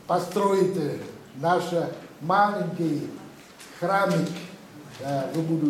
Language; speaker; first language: Russian; non-native, fluent; Vietnamese